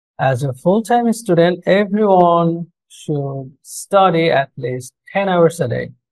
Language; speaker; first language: English; non-native, local second language; Bangla